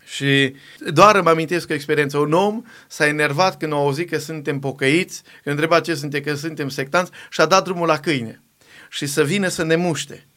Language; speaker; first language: Romanian; native; Romanian